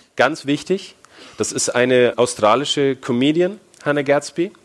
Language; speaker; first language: German; native; German